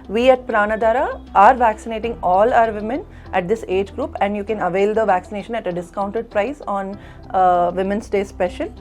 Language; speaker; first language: English; non-native, local second language; Telugu